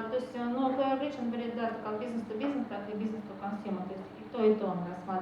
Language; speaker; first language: Russian; native; Russian